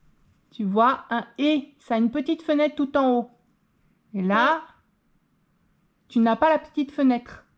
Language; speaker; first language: French; native; French